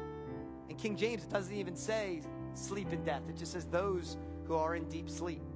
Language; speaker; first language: English; native; English